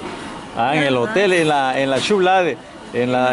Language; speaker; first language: Spanish; non-native, fluent; German